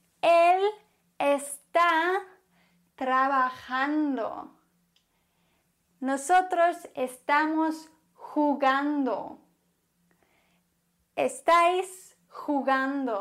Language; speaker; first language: Spanish; non-native, fluent; German